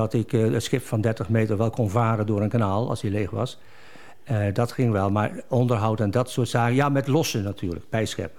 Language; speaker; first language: Dutch; native; Dutch